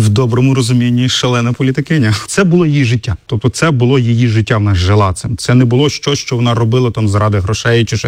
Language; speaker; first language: Ukrainian; native; Ukrainian